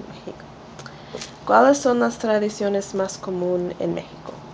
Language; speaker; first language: Spanish; non-native, learner; English